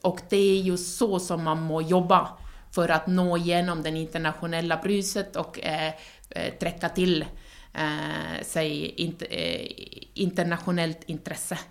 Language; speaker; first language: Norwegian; non-native, fluent; Estonian